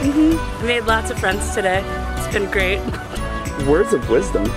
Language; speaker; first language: English; native; English